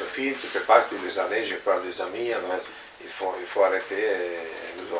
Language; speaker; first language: French; non-native, fluent; Italian